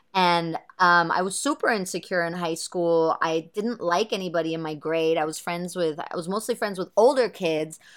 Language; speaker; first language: English; early bilingual, other home language; German